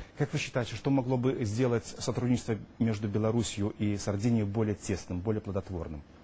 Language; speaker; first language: Russian; native; Russian